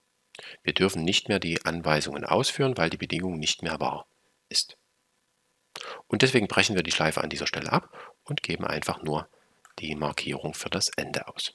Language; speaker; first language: German; native; German